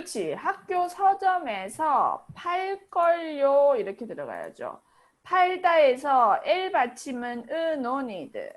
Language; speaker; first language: Korean; native; Korean